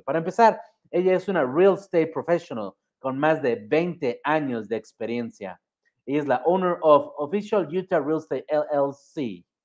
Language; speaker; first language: Spanish; native; Spanish